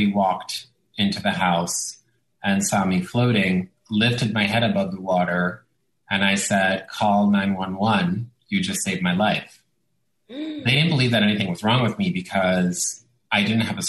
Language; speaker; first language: English; early bilingual, other home language; Italian